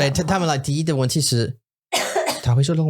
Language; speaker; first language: Chinese; non-native, learner; English